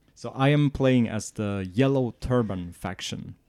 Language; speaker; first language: English; non-native, fluent; Swedish